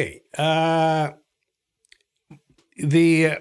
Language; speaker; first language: English; non-native, fluent; Greek